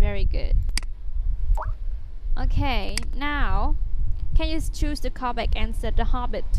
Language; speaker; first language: English; non-native, fluent; Vietnamese